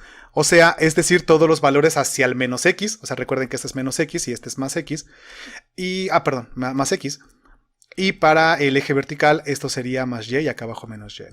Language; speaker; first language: Spanish; native; Spanish